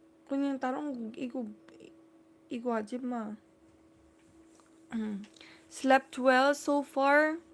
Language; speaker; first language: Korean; non-native, learner; Cebuano